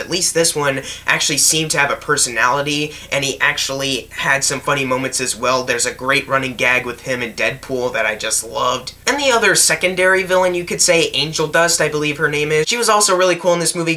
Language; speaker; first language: English; native; English